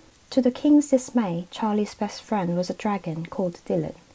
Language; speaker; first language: English; non-native, fluent; Korean